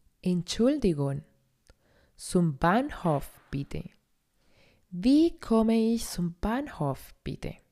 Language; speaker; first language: German; non-native, fluent; Spanish